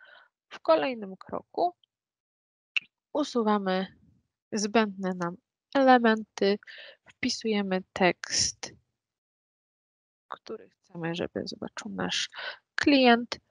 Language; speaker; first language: Polish; native; Polish